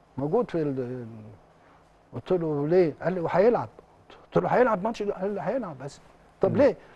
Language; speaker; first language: Egyptian Arabic; native; Egyptian Arabic